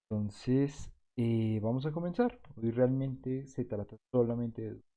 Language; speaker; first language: Spanish; native; Spanish